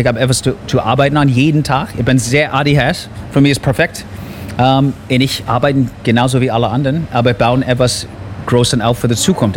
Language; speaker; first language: German; non-native, learner; English